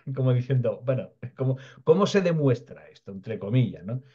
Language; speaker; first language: Spanish; native; Spanish